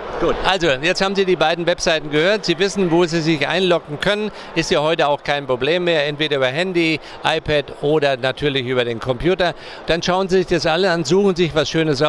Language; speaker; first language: German; native; German